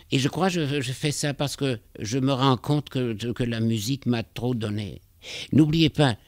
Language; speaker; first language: French; non-native, fluent; German